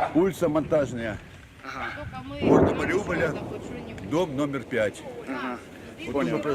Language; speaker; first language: Russian; native; Russian